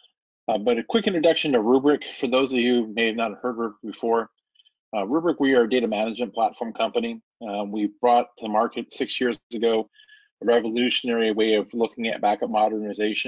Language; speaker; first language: English; native; English